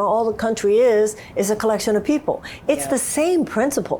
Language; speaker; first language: English; native; English